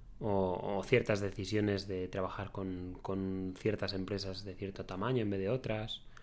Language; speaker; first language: Spanish; native; Spanish